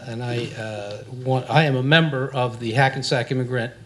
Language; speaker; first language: English; native; English